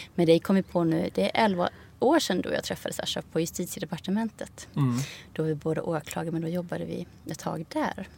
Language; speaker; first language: Swedish; early bilingual, other home language; Icelandic